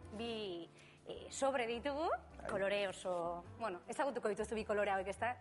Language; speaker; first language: Basque; native; Basque